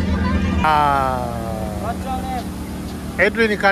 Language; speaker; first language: Japanese; non-native, learner; English